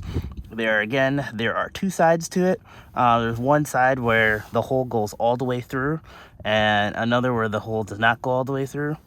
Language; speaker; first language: English; native; English